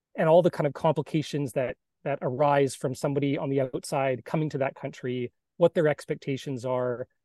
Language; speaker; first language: English; native; English